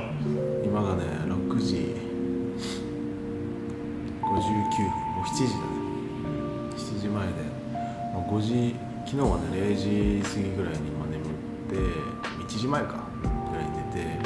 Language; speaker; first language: Japanese; native; Japanese